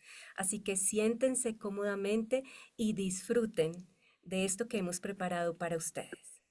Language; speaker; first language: Spanish; native; Spanish